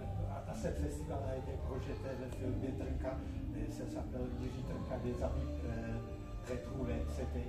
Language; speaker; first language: French; non-native, fluent; Czech